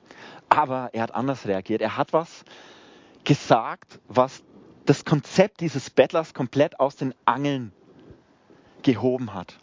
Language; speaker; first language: German; native; German